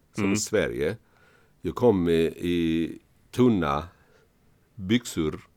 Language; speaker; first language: Swedish; non-native, fluent; Spanish